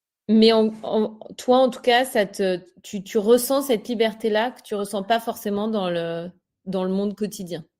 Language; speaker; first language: French; native; French